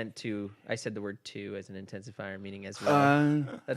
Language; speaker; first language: English; native; English